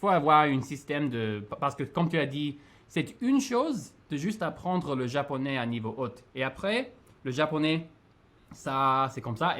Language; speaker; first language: French; non-native, fluent; English